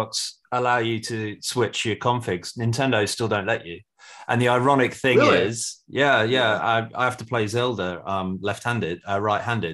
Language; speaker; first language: English; native; English